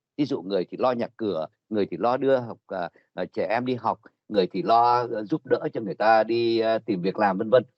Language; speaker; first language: Vietnamese; native; Vietnamese